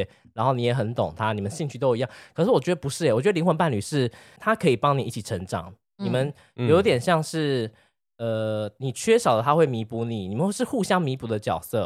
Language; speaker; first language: Chinese; native; Chinese